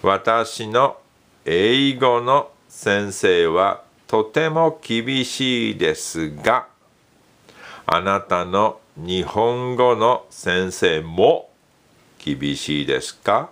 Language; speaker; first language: Japanese; non-native, fluent; English